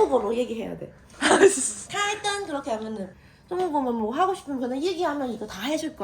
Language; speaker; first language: Korean; non-native, learner; Chinese